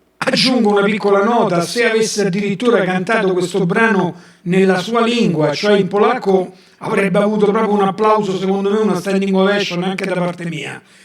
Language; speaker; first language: Italian; native; Italian